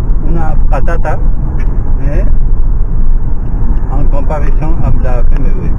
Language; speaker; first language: French; non-native, learner; Spanish